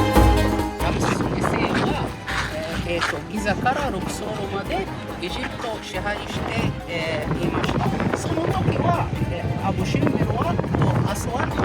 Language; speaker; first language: Japanese; non-native, learner; Arabic